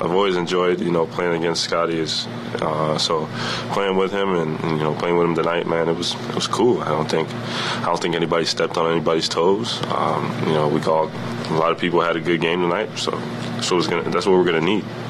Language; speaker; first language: English; native; English